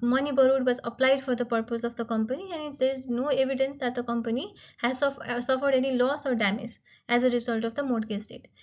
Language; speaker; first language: English; non-native, local second language; Nepali